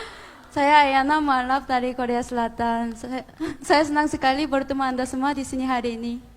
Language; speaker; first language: Indonesian; non-native, fluent; Korean